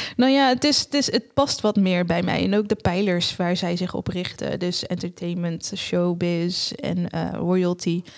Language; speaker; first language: Dutch; early bilingual, other home language; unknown